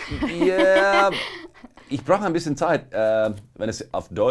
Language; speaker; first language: German; non-native, learner; Finnish